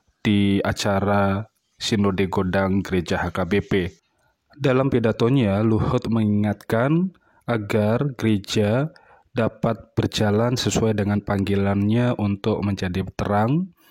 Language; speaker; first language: Indonesian; native; Indonesian